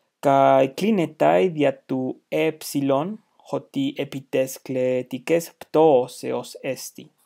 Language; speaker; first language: Greek; non-native, fluent; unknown